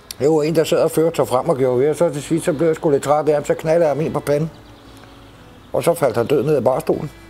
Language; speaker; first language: Danish; native; Danish